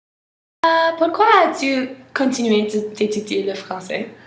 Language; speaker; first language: French; non-native, local second language; English